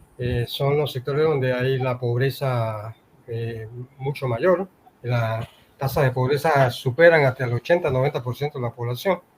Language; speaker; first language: Spanish; native; Spanish